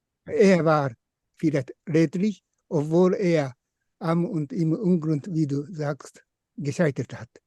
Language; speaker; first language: German; non-native, fluent; Japanese